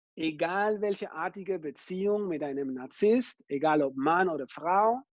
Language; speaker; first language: German; non-native, fluent; Spanish